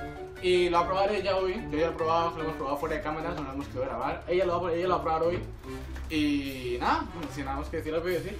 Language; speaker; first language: Spanish; native; Spanish